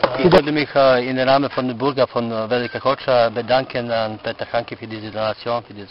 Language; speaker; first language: German; non-native, fluent; Serbian